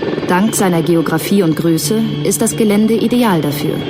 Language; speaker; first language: German; native; German